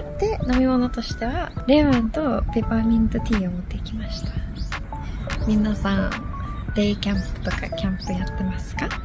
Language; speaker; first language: Japanese; non-native, fluent; English